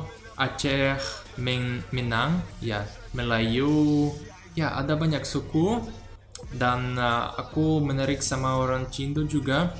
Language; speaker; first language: Indonesian; non-native, learner; Russian